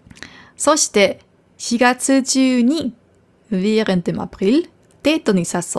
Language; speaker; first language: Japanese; non-native, fluent; German